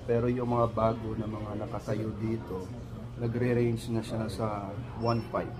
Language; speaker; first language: Filipino; native; Filipino